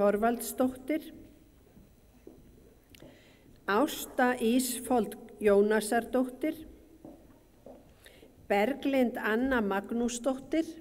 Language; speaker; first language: Icelandic; native; Icelandic